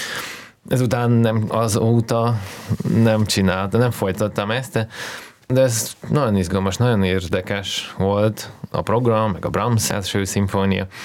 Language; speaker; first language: Hungarian; non-native, fluent; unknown